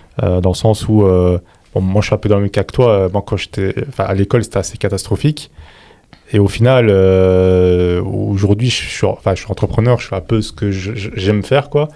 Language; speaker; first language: French; native; French